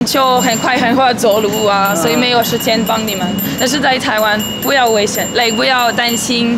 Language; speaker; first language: Chinese; non-native, learner; French